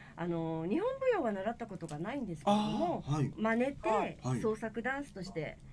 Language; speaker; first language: Japanese; native; Japanese